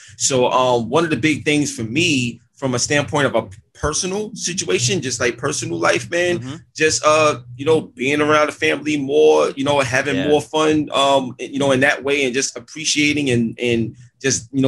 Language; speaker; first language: English; native; English